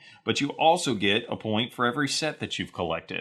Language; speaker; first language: English; native; English